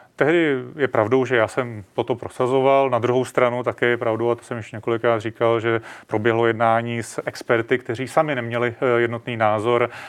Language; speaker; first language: Czech; native; Czech